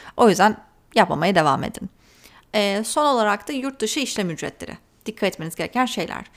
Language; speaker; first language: Turkish; native; Turkish